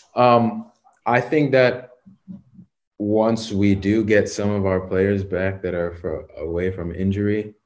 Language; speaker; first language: English; native; English